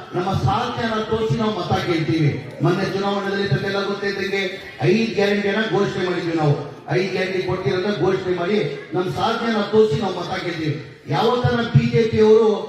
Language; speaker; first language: Kannada; non-native, local second language; Urdu